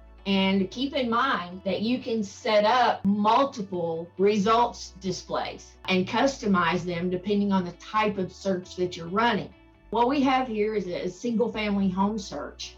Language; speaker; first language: English; native; English